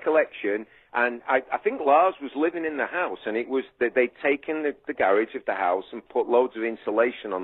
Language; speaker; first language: English; native; English